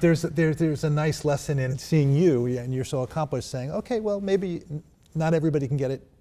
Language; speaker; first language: English; native; English